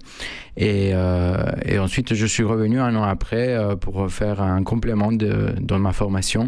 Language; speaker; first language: French; non-native, fluent; Spanish